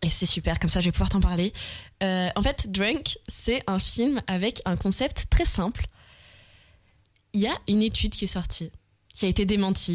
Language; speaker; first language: French; native; French